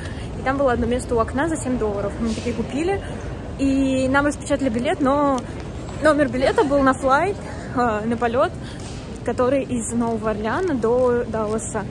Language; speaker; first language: Russian; native; Russian